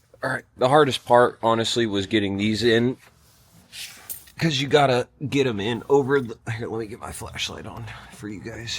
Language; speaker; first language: English; native; English